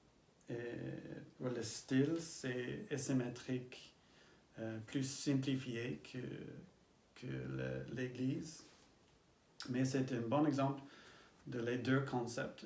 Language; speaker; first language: French; non-native, learner; English